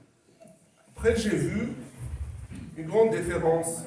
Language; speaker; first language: French; non-native, local second language; Kabyle